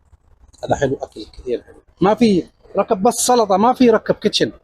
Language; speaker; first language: Arabic; non-native, learner; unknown